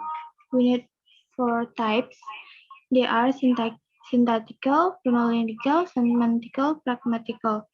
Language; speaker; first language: English; non-native, learner; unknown